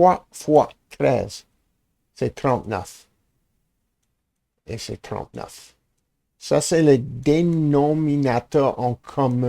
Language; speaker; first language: French; non-native, learner; English